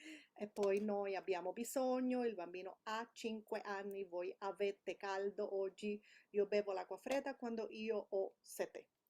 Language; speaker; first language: Italian; non-native, fluent; English